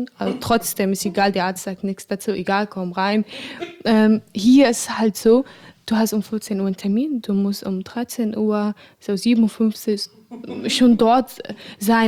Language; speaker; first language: German; non-native, fluent; Arabic